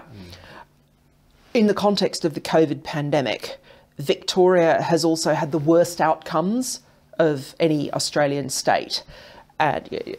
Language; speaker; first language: English; native; English